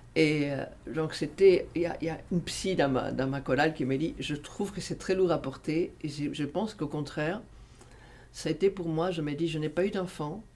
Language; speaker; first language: French; non-native, fluent; Spanish